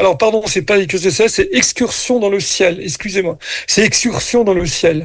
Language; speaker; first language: French; native; French